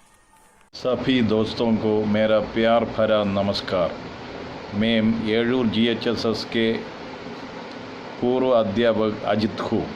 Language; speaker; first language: Hindi; non-native, local second language; Malayalam